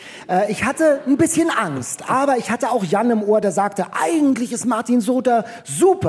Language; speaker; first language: German; native; German